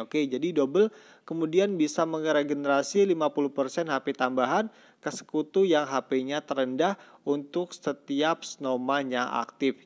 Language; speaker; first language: Indonesian; native; Indonesian